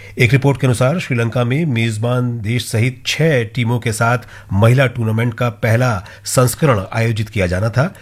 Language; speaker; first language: Hindi; native; Hindi